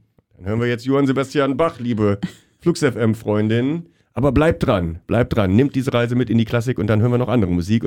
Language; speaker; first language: German; native; German